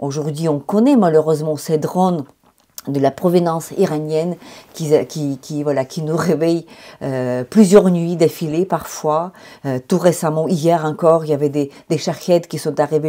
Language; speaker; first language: French; non-native, fluent; Ukrainian